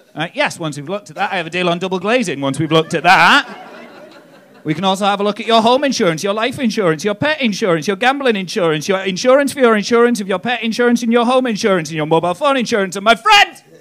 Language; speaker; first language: English; native; English